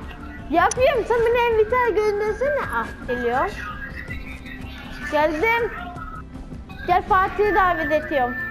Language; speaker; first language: Turkish; early bilingual, heritage; Turkish